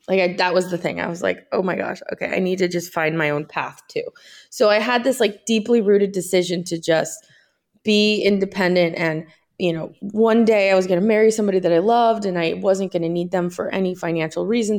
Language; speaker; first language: English; early bilingual, other home language; Spanish